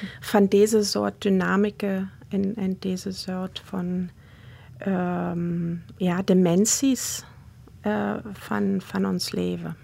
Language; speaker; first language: Dutch; non-native, fluent; German